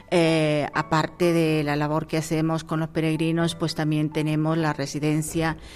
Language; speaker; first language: Spanish; native; Spanish